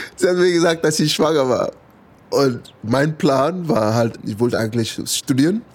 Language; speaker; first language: German; non-native, fluent; English